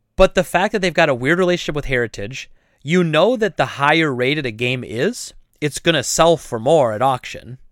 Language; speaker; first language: English; native; English